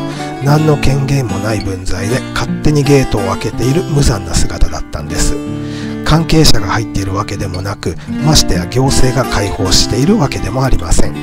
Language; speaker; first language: Japanese; native; Japanese